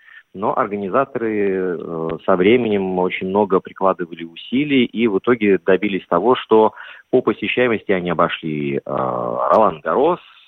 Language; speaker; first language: Russian; native; Russian